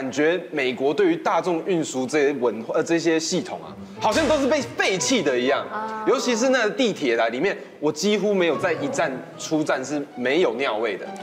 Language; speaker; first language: Chinese; native; Chinese